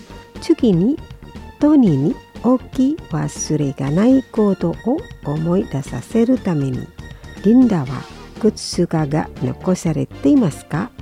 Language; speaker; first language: Japanese; non-native, fluent; Indonesian